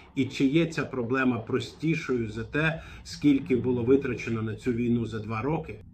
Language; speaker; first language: Ukrainian; non-native, fluent; Arabic